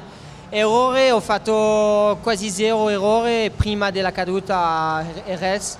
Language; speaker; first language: Italian; non-native, fluent; French